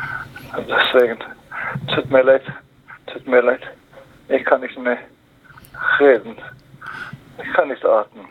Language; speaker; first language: German; non-native, learner; Kurdish